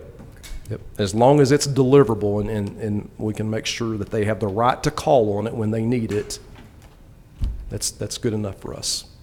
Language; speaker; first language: English; native; English